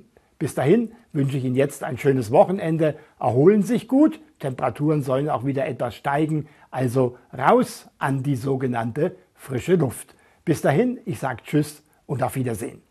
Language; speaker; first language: German; native; German